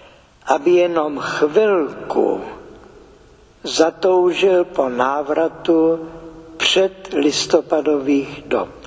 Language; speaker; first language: Czech; native; Czech